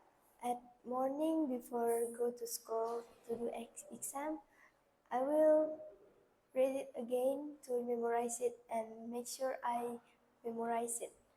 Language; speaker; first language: English; non-native, learner; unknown